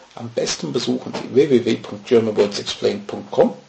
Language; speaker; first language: German; non-native, fluent; English